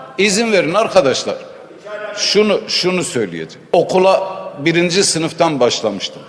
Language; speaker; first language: Turkish; native; Turkish